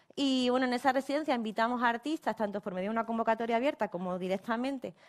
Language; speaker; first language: Spanish; native; Spanish